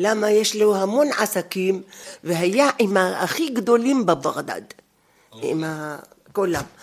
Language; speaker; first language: Hebrew; non-native, fluent; Arabic